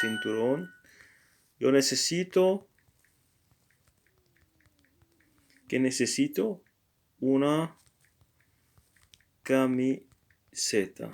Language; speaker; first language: Spanish; non-native, learner; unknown